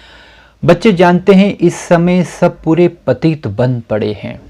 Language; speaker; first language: Hindi; native; Hindi